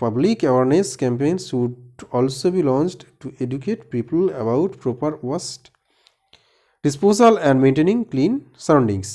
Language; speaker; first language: English; non-native, local second language; Bangla